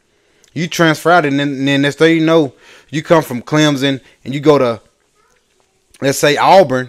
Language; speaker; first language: English; native; English